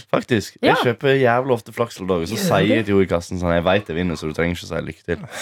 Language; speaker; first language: Norwegian; native; Norwegian